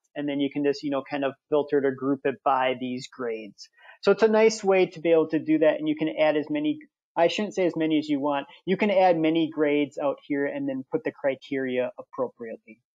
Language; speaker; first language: English; native; English